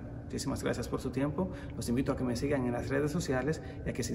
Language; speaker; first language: Spanish; native; Spanish